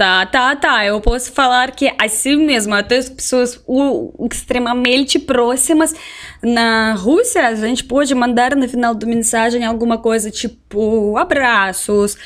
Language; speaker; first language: Portuguese; non-native, fluent; Russian